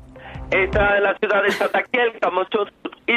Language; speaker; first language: Spanish; native; Spanish